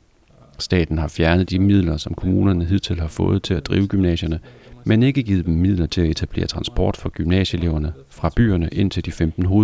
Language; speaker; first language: Danish; native; Danish